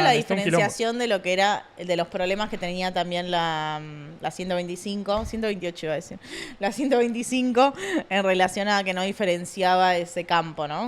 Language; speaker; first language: Spanish; native; Spanish